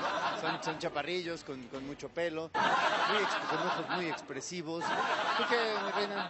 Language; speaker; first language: Spanish; native; Spanish